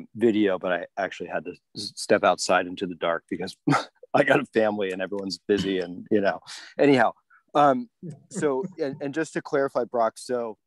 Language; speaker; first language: English; native; English